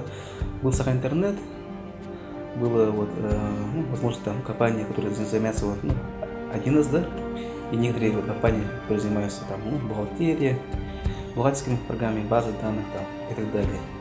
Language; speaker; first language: Russian; non-native, local second language; Yakut